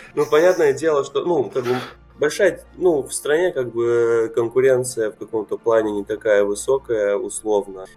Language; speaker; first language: Russian; early bilingual, other home language; Romanian